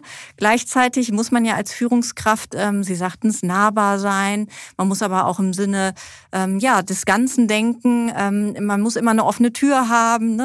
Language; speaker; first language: German; native; German